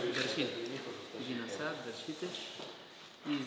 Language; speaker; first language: Russian; non-native, learner; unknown